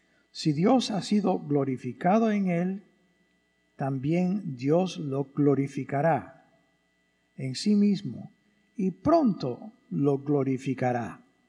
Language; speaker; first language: Spanish; early bilingual, other home language; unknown